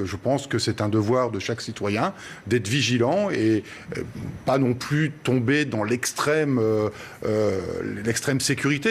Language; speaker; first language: French; native; French